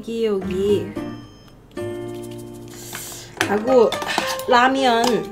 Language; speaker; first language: Korean; non-native, learner; Cantonese